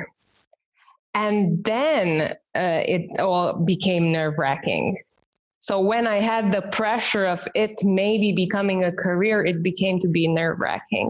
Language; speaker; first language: English; non-native, fluent; Romanian